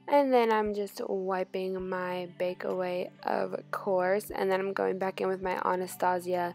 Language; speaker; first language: English; native; English